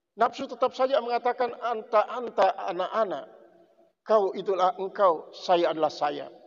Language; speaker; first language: Indonesian; non-native, local second language; Sasak